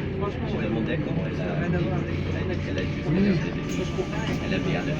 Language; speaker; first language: French; early bilingual, heritage; English